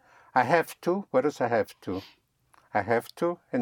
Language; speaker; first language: English; non-native, fluent; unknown